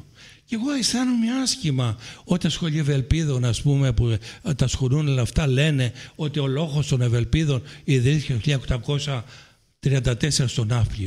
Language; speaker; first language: Greek; native; Greek